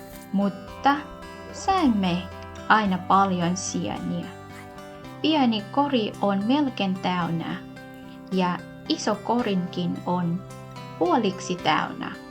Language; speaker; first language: Finnish; non-native, learner; Thai